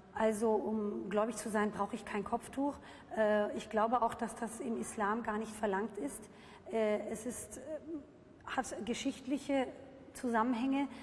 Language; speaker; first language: German; early bilingual, other home language; Turkish